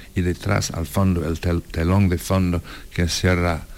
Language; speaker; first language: Spanish; non-native, fluent; English